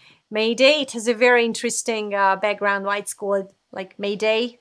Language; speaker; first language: English; non-native, fluent; Hungarian